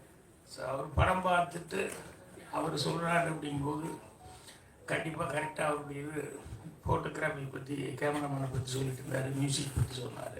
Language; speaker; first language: Tamil; native; Tamil